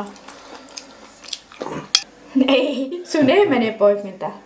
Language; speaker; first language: Finnish; non-native, learner; Thai